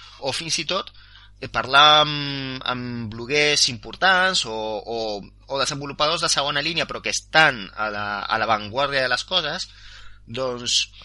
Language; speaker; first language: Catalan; non-native, local second language; Spanish